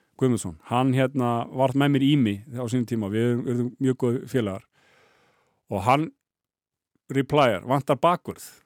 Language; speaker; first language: Icelandic; native; Icelandic